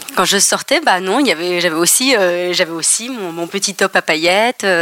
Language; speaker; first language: French; native; French